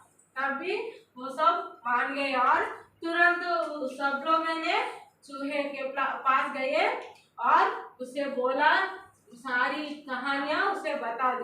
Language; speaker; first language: Hindi; non-native, local second language; Telugu